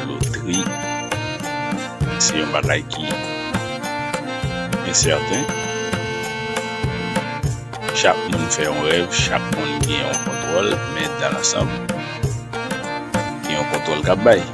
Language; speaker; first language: French; non-native, local second language; Haitian Creole